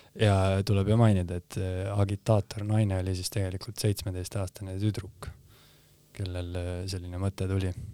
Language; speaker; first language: Estonian; native; Estonian